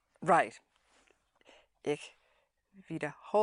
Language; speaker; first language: German; non-native, learner; English